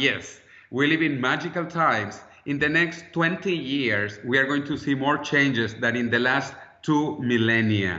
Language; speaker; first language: English; non-native, fluent; Spanish